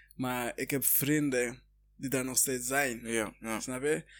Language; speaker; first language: Dutch; early bilingual, other home language; Kinyarwanda